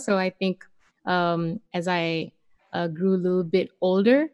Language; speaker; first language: English; non-native, local second language; Malay